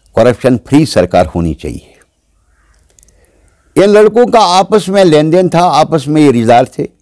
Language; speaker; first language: Hindi; non-native, local second language; Kashmiri